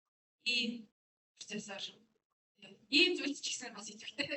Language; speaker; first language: Mongolian; native; Mongolian